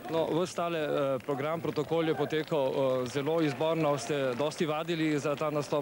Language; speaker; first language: Slovenian; native; Slovenian